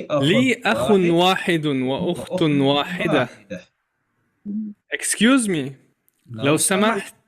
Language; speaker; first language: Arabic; non-native, learner; Malay